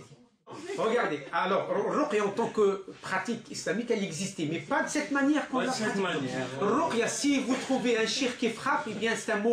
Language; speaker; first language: French; non-native, local second language; Arabic